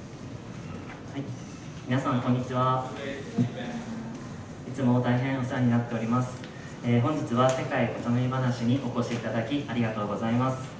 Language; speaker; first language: Japanese; native; Japanese